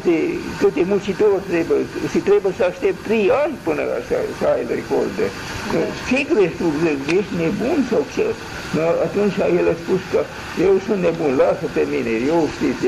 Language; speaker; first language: Romanian; non-native, local second language; German